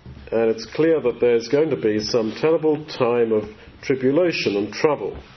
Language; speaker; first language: English; native; English